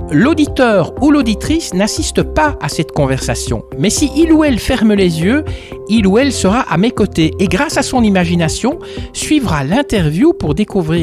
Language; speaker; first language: French; native; French